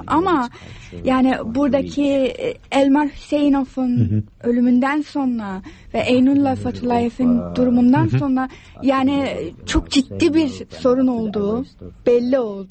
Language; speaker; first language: Turkish; non-native, fluent; English